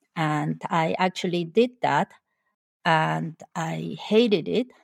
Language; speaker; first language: English; non-native, fluent; Spanish